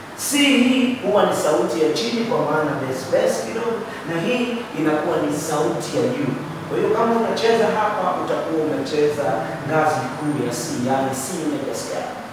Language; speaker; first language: Swahili; native; Swahili